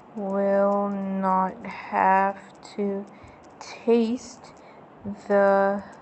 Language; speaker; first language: English; non-native, local second language; Malay